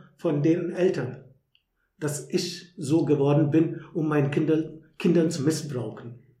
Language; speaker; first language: German; non-native, fluent; Hindi